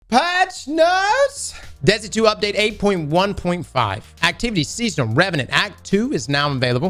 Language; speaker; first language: English; native; English